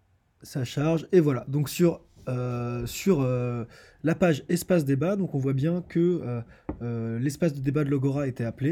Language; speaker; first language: French; native; French